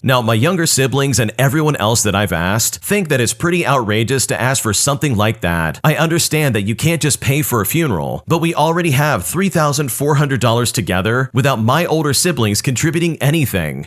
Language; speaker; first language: English; native; English